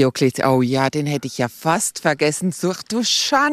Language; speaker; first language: German; native; German